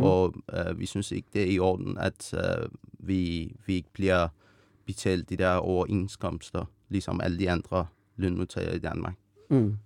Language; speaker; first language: Danish; non-native, fluent; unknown